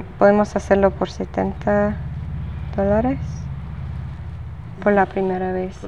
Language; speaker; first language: Spanish; non-native, learner; English